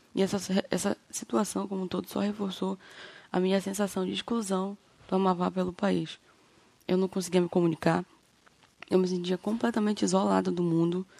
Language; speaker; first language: Portuguese; native; Portuguese